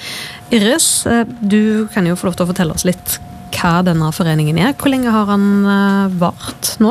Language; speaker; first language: Norwegian; native; Norwegian